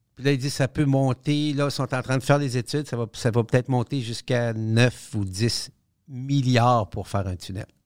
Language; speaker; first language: French; native; French